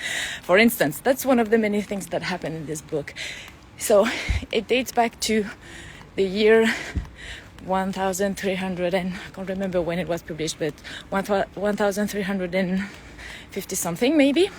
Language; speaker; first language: English; non-native, fluent; French